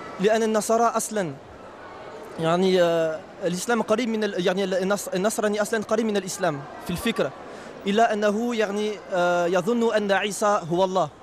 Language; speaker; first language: Arabic; non-native, fluent; Italian